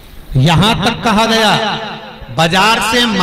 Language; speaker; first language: Hindi; native; Hindi